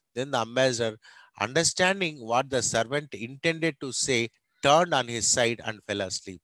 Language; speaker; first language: English; non-native, local second language; Telugu